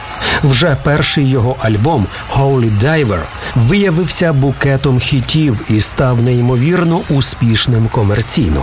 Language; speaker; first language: Ukrainian; native; Ukrainian